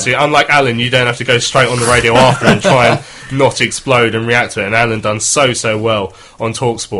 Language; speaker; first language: English; native; English